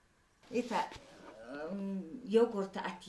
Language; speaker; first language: Russian; non-native, local second language; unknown